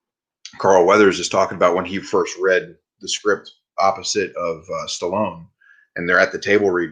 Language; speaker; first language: English; native; English